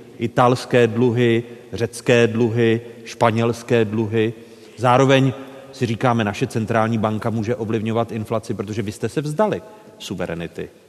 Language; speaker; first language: Czech; native; Czech